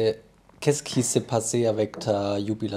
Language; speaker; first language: French; non-native, learner; German